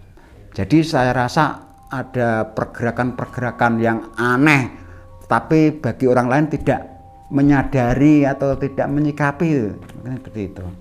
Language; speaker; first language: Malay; non-native, local second language; Javanese